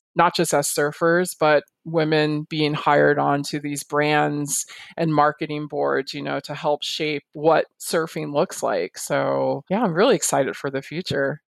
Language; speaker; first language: English; native; English